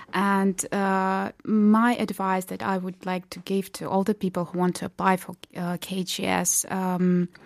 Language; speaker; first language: English; non-native, fluent; Belarusian